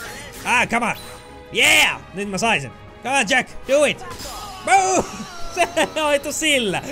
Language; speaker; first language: Finnish; native; Finnish